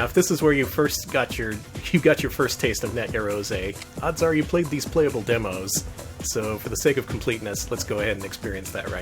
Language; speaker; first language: English; native; English